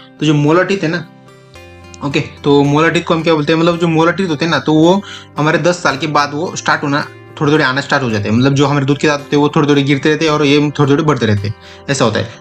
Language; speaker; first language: Hindi; non-native, local second language; Marathi